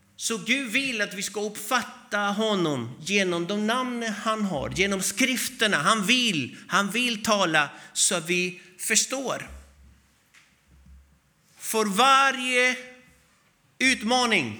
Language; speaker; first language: Swedish; non-native, fluent; Spanish